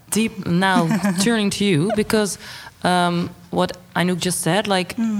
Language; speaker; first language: English; non-native, fluent; Dutch